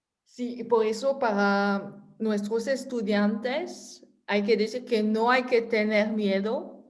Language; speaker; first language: Spanish; non-native, fluent; French